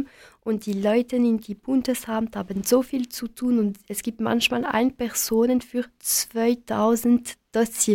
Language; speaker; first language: German; non-native, local second language; French